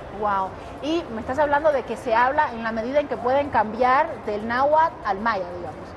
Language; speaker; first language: Spanish; native; Spanish